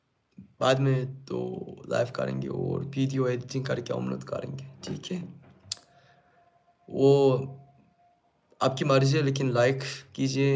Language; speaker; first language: Hindi; non-native, learner; Korean